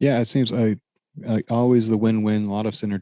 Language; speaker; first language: English; native; English